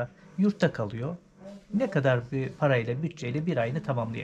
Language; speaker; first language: Turkish; native; Turkish